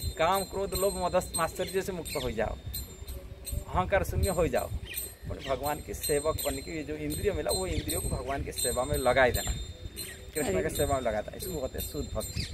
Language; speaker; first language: Hindi; non-native, local second language; Odia